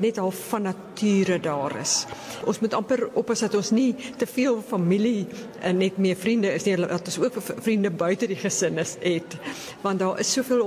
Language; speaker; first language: Afrikaans; native; Afrikaans